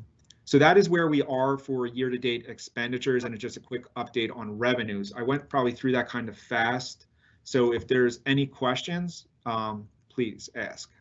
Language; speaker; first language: English; native; English